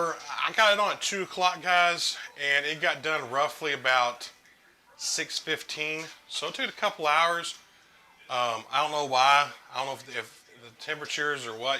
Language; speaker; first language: English; native; English